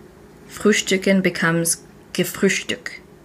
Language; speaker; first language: German; non-native, learner; English